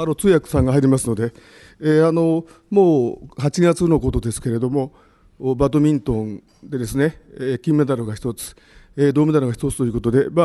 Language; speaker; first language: Japanese; native; Japanese